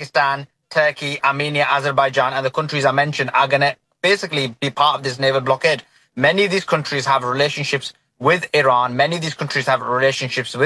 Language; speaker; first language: English; native; English